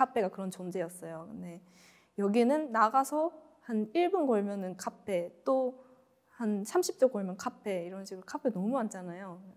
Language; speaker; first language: Korean; non-native, fluent; Japanese